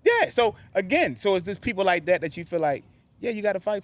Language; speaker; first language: English; native; English